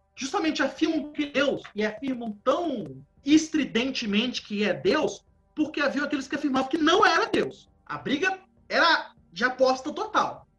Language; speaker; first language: Portuguese; native; Portuguese